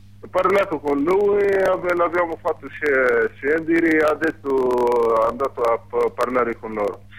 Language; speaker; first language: Italian; non-native, learner; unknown